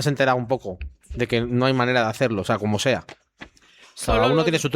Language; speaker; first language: Spanish; native; Spanish